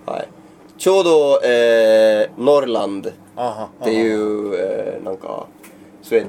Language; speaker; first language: Japanese; non-native, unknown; Swedish